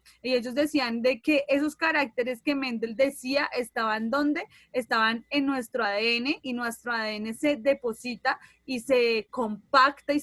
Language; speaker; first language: Spanish; native; Spanish